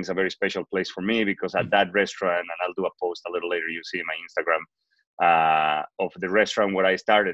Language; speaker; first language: English; non-native, fluent; Spanish